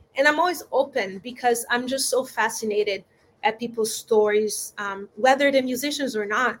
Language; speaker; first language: English; non-native, fluent; Portuguese